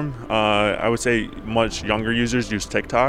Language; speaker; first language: English; early bilingual, other home language; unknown